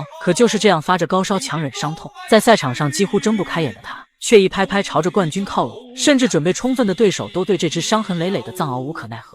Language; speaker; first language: Chinese; native; Chinese